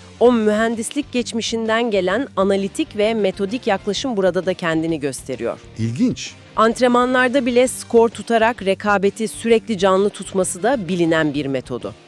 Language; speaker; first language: Turkish; native; Turkish